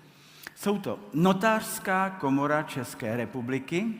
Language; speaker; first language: Czech; native; Czech